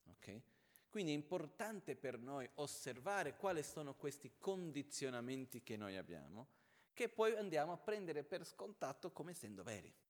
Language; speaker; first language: Italian; non-native, fluent; Portuguese